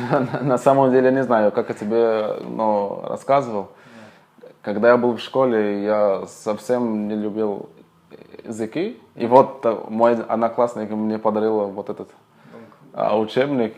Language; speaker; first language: Russian; non-native, fluent; Portuguese